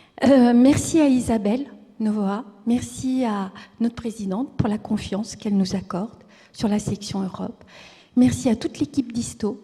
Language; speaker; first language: French; native; French